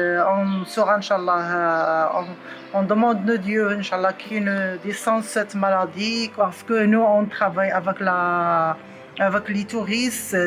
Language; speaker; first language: French; non-native, local second language; Arabic